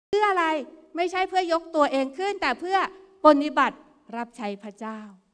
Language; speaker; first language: Thai; native; Thai